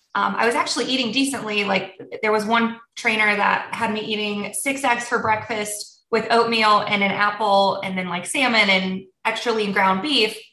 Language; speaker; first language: English; early bilingual, other home language; Polish